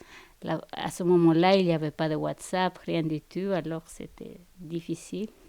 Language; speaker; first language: French; non-native, fluent; Spanish